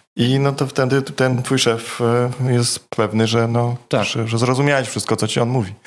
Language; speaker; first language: Polish; native; Polish